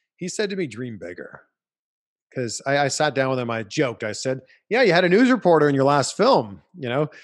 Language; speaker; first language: English; native; English